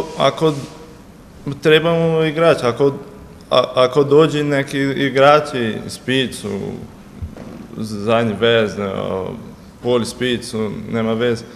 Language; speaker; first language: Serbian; non-native, learner; Portuguese